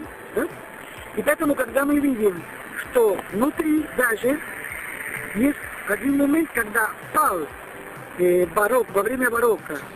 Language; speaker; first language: Russian; non-native, learner; Italian